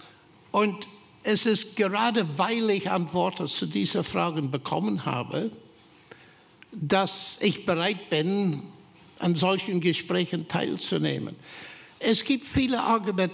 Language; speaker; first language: German; non-native, fluent; English